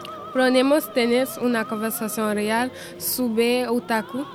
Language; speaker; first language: Spanish; non-native, learner; French